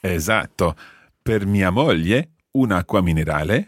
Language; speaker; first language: Italian; non-native, fluent; English